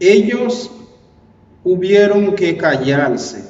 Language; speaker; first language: Spanish; non-native, learner; Haitian Creole